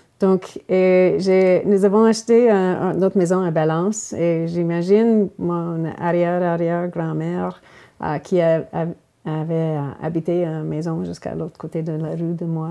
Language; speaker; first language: French; non-native, local second language; English